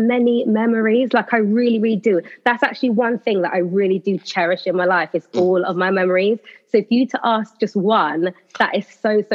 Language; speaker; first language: English; native; English